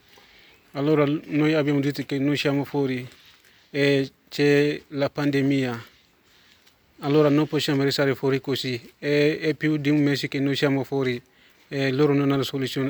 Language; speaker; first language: Italian; non-native, learner; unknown